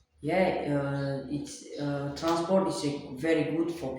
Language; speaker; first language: English; non-native, learner; Tajik